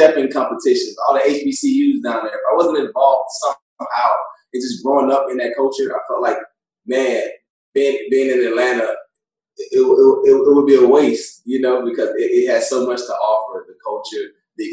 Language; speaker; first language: English; native; English